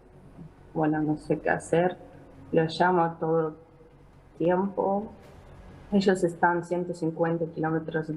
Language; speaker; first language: Spanish; non-native, fluent; Ukrainian